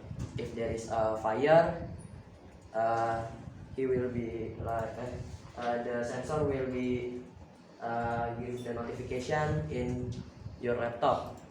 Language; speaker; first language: English; non-native, learner; Indonesian